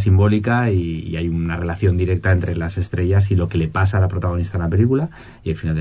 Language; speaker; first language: Spanish; native; Spanish